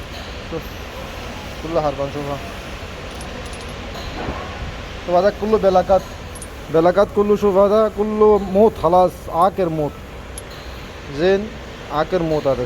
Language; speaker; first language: Arabic; non-native, learner; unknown